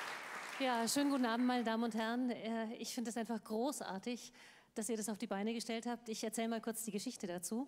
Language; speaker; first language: German; native; German